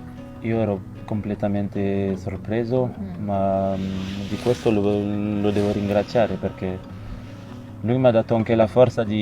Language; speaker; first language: Italian; non-native, fluent; French